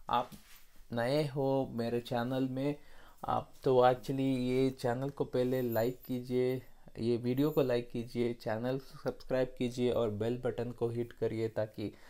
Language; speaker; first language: Hindi; non-native, local second language; Kannada